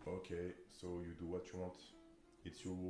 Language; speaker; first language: English; non-native, learner; French